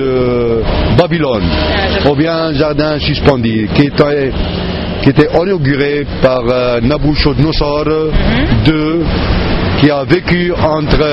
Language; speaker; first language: French; non-native, fluent; Arabic